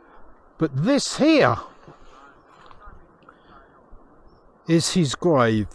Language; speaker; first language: English; native; English